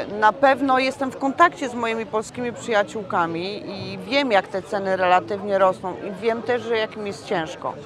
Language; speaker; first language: Polish; native; Polish